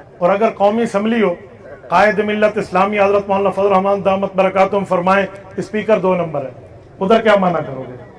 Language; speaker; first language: Urdu; non-native, local second language; Saraiki